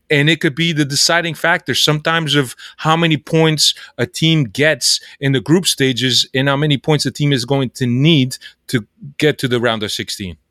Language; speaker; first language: English; early bilingual, other home language; Portuguese